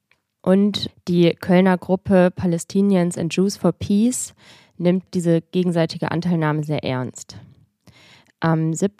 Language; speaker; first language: German; native; German